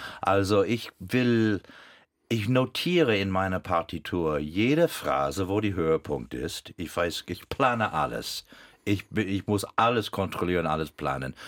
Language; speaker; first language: German; non-native, fluent; English